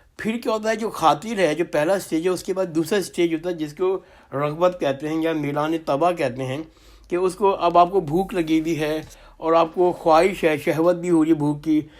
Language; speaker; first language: Urdu; native; Urdu